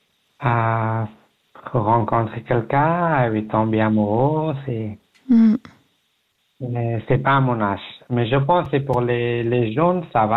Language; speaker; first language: French; non-native, learner; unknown